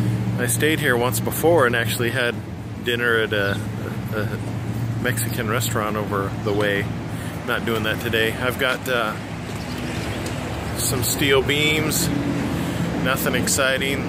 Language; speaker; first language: English; native; English